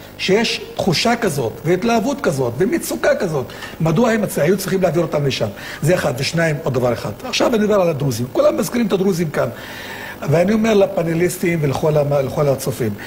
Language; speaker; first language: Hebrew; non-native, local second language; Arabic